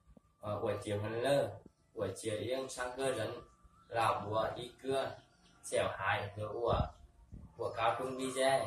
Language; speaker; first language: Chinese; non-native, learner; Vietnamese